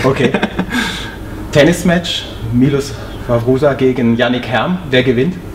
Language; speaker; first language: German; native; German